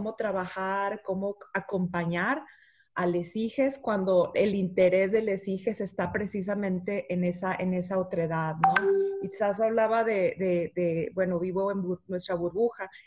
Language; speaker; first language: Spanish; native; Spanish